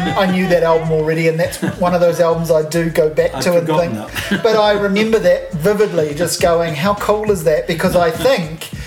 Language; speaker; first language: English; native; English